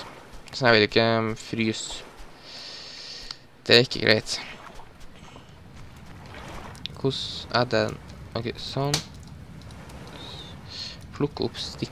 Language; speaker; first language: Norwegian; native; Norwegian